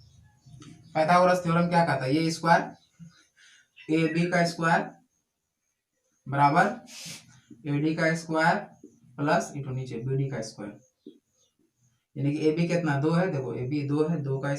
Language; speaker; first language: Hindi; native; Hindi